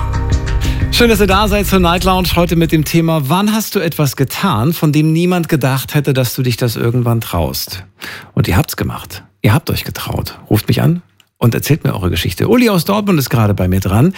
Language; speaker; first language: German; native; German